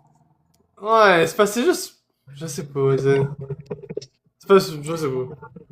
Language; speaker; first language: French; native; French